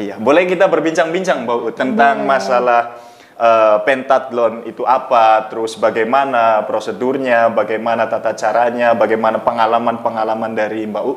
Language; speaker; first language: Indonesian; native; Indonesian